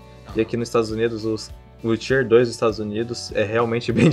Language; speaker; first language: Portuguese; native; Portuguese